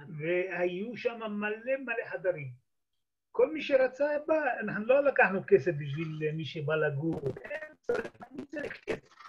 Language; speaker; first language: Hebrew; early bilingual, other home language; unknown